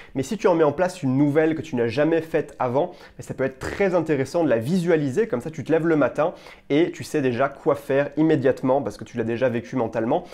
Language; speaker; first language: French; native; French